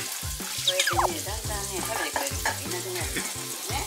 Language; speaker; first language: Japanese; native; Japanese